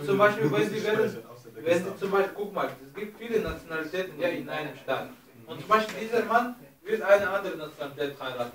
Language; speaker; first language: German; non-native, learner; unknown